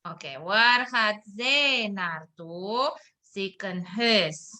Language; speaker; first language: Dutch; non-native, learner; Indonesian